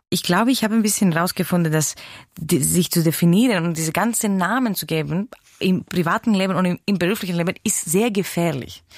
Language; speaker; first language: German; non-native, fluent; Greek